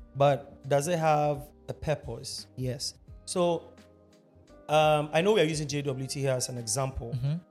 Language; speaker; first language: English; non-native, local second language; Akan